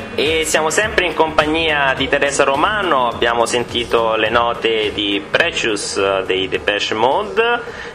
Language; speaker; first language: Italian; native; Italian